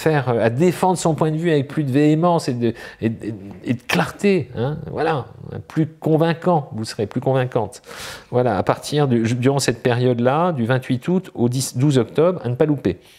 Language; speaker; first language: French; native; French